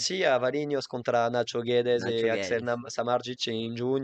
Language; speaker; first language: Portuguese; non-native, learner; French